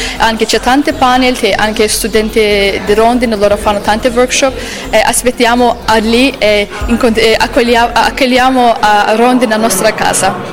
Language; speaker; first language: Italian; non-native, learner; Azerbaijani